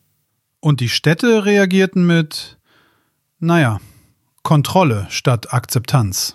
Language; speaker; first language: German; native; German